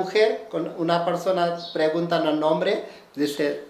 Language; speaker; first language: Spanish; non-native, learner; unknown